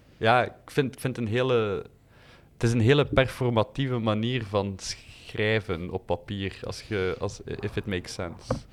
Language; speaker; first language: Dutch; native; Dutch